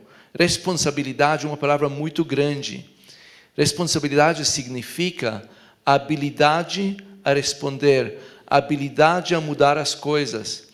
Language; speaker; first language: Portuguese; non-native, fluent; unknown